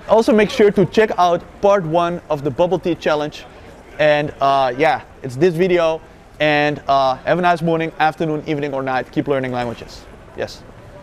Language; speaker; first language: English; non-native, fluent; Dutch